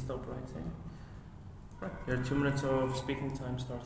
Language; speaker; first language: English; non-native, fluent; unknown